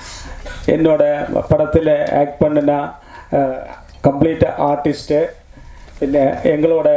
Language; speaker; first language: Tamil; non-native, local second language; Malayalam